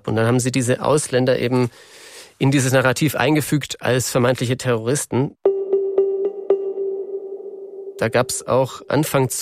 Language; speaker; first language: German; native; German